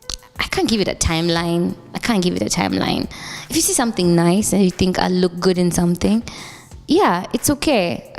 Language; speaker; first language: English; non-native, local second language; Swahili